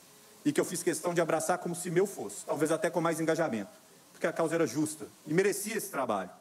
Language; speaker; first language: Portuguese; native; Portuguese